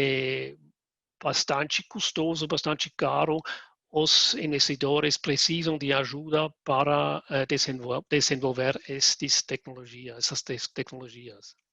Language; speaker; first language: Portuguese; non-native, fluent; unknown